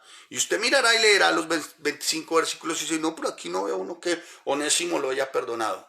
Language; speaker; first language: Spanish; native; Spanish